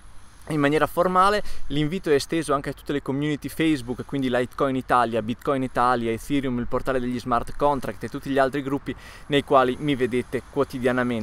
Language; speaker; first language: Italian; native; Italian